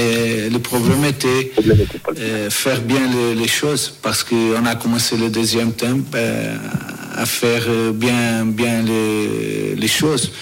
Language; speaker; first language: French; non-native, learner; Portuguese